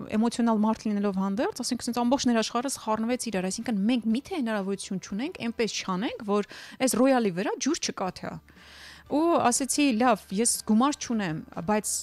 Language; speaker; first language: Armenian; native; Armenian